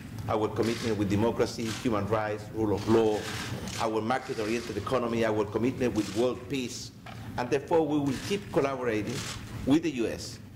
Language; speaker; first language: English; non-native, fluent; Spanish